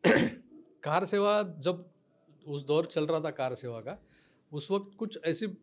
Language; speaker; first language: Hindi; non-native, local second language; Marathi